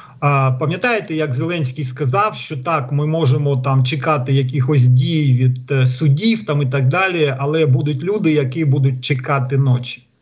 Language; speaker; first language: Ukrainian; non-native, local second language; Russian